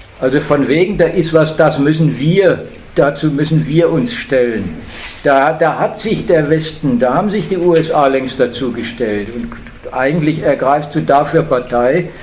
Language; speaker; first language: German; native; German